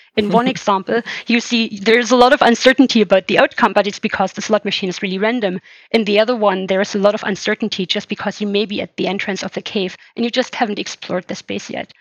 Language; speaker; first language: English; non-native, fluent; German